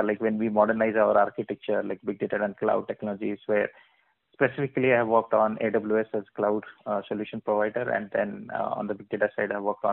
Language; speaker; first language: English; non-native, local second language; Odia